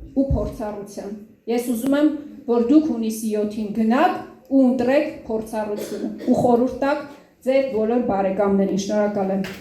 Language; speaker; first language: Armenian; native; Armenian